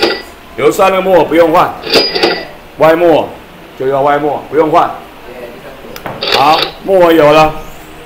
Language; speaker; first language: Chinese; native; Chinese